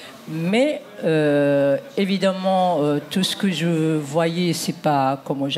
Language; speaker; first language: French; non-native, fluent; Japanese